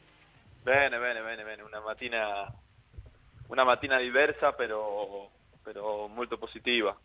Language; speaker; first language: Italian; non-native, learner; Spanish